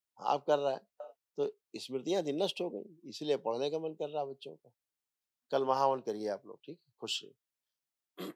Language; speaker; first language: Hindi; native; Hindi